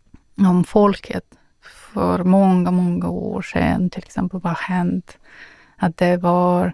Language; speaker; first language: Swedish; non-native, fluent; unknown